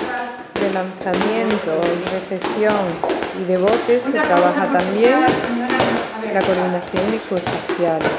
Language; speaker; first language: Spanish; native; Spanish